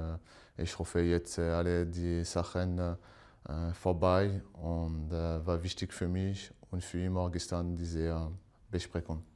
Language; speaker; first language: German; non-native, learner; French